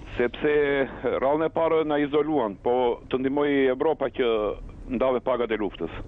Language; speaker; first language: Albanian; native; Albanian